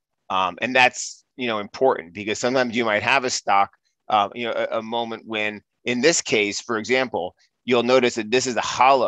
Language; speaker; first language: English; native; English